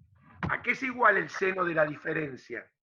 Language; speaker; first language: Spanish; native; Spanish